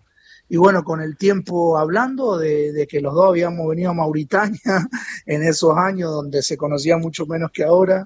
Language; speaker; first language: Spanish; native; Spanish